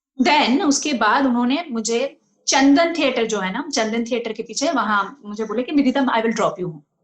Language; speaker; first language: Hindi; non-native, local second language; Bangla